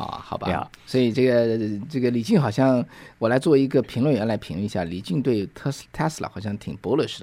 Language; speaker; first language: Chinese; native; Chinese